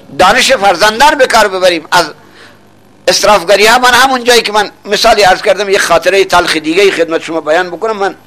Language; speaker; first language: Persian; non-native, local second language; Baluchi